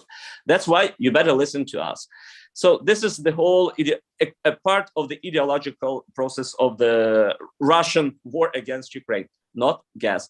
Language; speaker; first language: English; non-native, fluent; Ukrainian